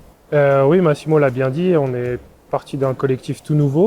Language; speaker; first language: French; native; French